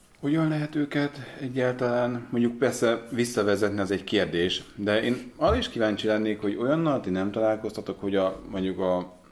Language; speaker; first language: Hungarian; native; Hungarian